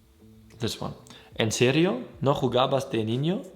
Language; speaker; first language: Spanish; non-native, learner; German